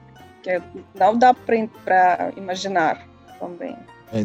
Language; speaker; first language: Portuguese; non-native, learner; Russian